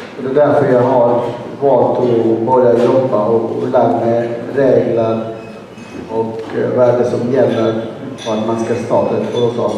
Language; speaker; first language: Swedish; non-native, fluent; Arabic